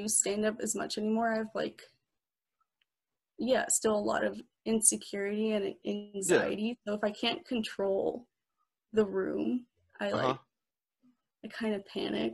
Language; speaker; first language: English; native; English